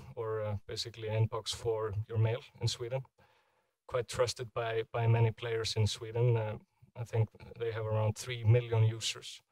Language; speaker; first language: English; non-native, fluent; Icelandic